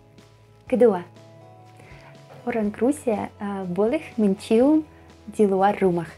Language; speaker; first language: Indonesian; non-native, fluent; Russian